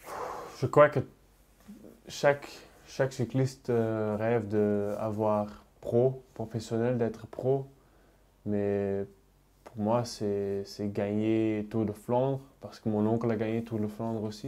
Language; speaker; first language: French; non-native, local second language; Dutch